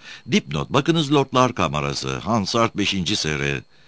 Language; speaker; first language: Turkish; native; Turkish